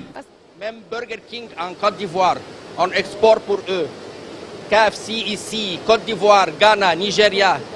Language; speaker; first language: French; non-native, learner; Arabic